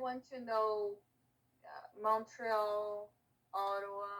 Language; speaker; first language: English; non-native, learner; Portuguese